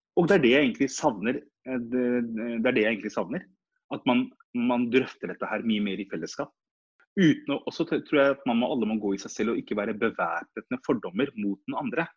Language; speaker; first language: Norwegian; early bilingual, other home language; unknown